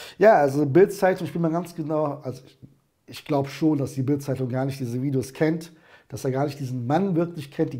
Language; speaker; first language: German; early bilingual, other home language; Turkish